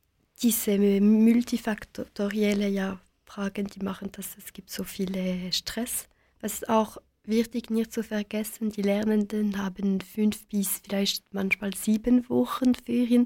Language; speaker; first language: German; non-native, local second language; French